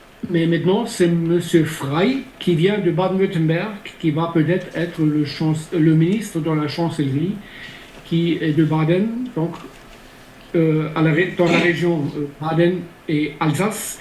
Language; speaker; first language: French; non-native, fluent; German